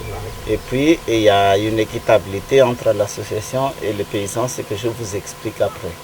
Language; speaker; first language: French; non-native, local second language; Malagasy